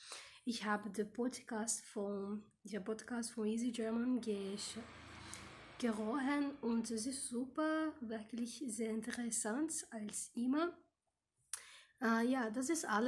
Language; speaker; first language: German; non-native, learner; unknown